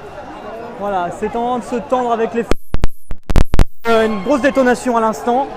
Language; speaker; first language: French; native; French